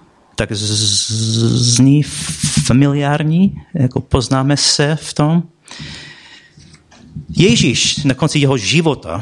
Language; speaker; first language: Czech; non-native, fluent; English